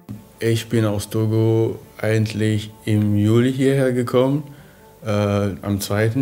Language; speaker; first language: German; non-native, fluent; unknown